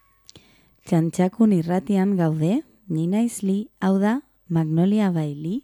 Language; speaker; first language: Basque; non-native, local second language; Spanish